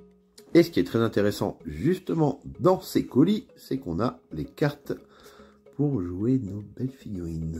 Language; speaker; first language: French; native; French